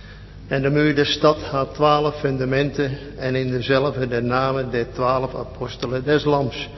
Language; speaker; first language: Dutch; native; Dutch